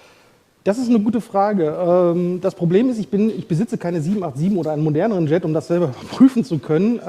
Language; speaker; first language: German; native; German